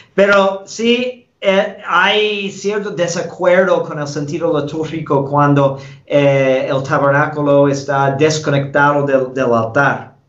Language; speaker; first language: Spanish; non-native, fluent; English